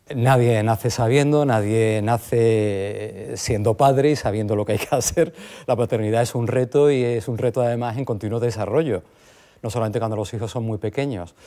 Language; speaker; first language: Spanish; native; Spanish